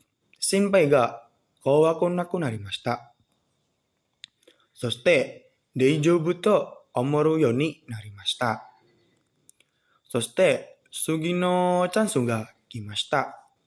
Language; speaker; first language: Japanese; non-native, learner; Indonesian